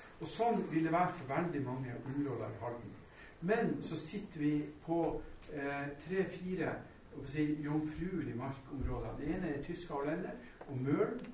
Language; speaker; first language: Norwegian; native; Norwegian